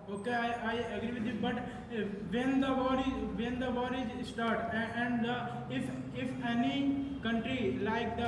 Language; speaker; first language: English; non-native, learner; Hindi